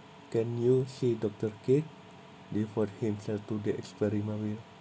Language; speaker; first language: English; non-native, learner; Indonesian